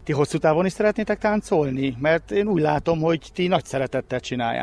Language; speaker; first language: Hungarian; native; Hungarian